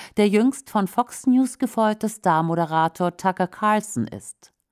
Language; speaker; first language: German; native; German